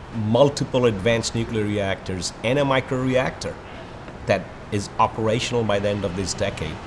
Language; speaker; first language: English; non-native, local second language; Bangla